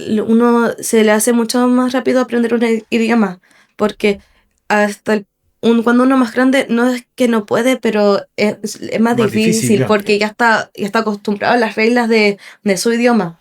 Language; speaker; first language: Spanish; non-native, fluent; English